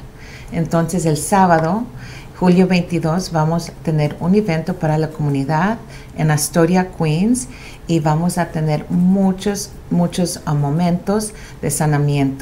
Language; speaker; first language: Spanish; early bilingual, heritage; Spanish